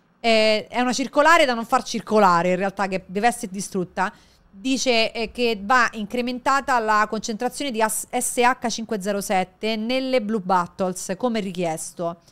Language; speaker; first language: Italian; native; Italian